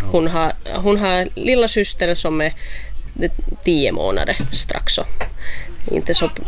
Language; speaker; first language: Swedish; non-native, local second language; Finnish